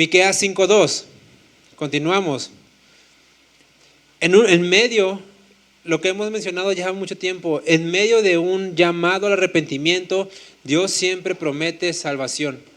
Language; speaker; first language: Spanish; native; Spanish